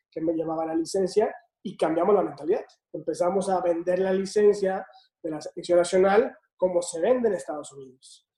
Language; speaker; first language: Spanish; native; Spanish